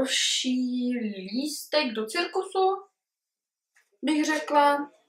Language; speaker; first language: Czech; early bilingual, heritage; Czech